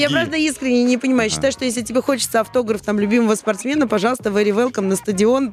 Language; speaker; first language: Russian; native; Russian